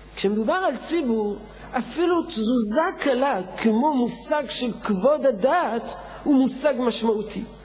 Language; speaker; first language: Hebrew; non-native, fluent; French